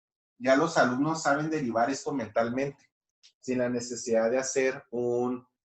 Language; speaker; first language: Spanish; native; Spanish